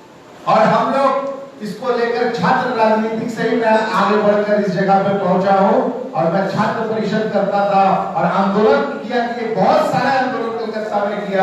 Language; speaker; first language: Hindi; native; Hindi